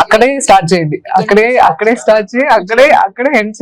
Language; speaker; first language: Telugu; non-native, learner; Tamil